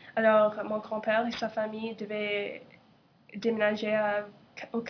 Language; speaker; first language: French; non-native, local second language; English